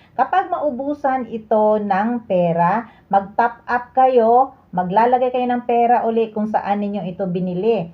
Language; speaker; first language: Filipino; native; Filipino